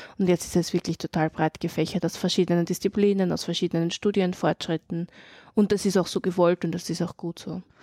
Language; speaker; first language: German; native; German